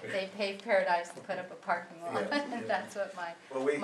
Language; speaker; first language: English; native; English